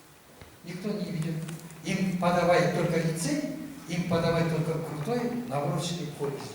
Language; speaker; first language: Russian; non-native, local second language; Kazakh